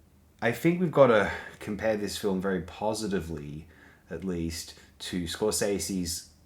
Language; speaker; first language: English; native; English